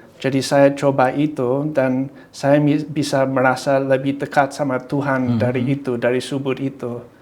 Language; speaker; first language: Indonesian; non-native, fluent; English